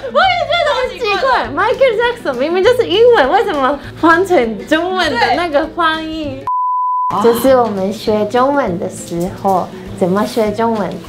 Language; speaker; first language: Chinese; non-native, fluent; Japanese